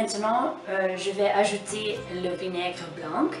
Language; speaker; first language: French; non-native, fluent; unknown